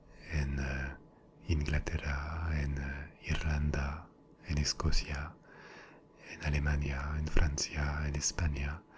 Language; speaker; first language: Spanish; non-native, fluent; French